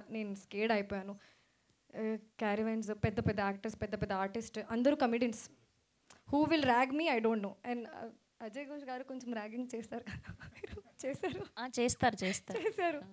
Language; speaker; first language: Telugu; non-native, fluent; Hindi